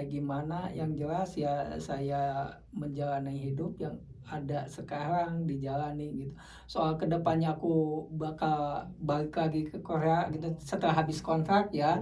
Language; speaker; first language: Indonesian; native; Indonesian